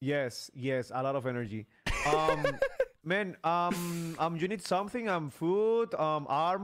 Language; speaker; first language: English; non-native, learner; Spanish